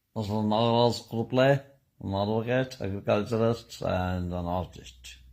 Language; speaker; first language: English; non-native, local second language; Kannada